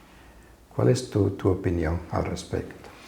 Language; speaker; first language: Spanish; native; Spanish